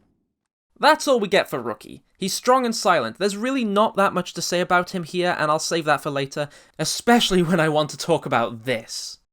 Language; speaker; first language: English; native; English